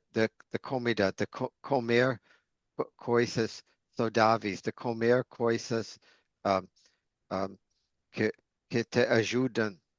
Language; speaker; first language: Portuguese; non-native, fluent; English